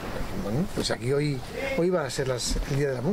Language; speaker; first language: Spanish; native; Spanish